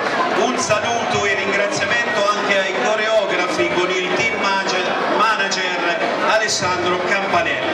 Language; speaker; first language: Italian; native; Italian